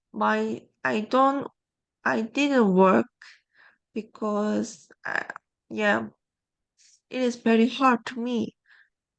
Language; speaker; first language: English; non-native, learner; Korean